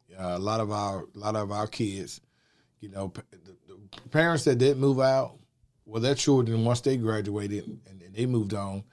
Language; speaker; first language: English; native; English